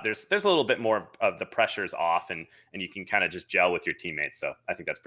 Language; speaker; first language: English; native; English